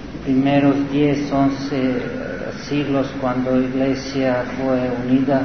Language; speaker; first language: Spanish; non-native, learner; Serbian